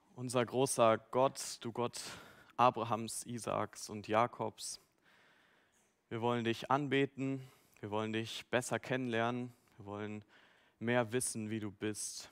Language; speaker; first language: German; native; German